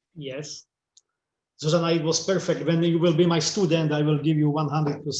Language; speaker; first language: English; non-native, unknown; Slovak